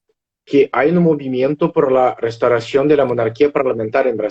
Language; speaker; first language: Spanish; non-native, fluent; Portuguese